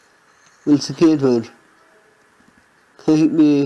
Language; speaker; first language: Irish; non-native, learner; English